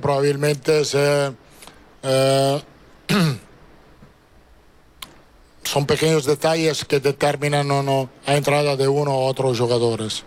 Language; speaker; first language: Portuguese; non-native, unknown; Italian